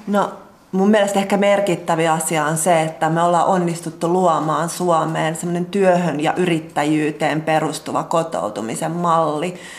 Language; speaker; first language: Finnish; native; Finnish